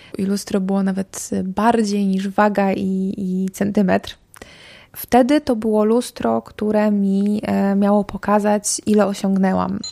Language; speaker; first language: Polish; native; Polish